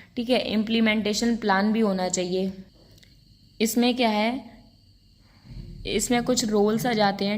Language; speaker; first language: Hindi; native; Hindi